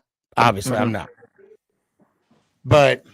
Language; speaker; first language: English; native; English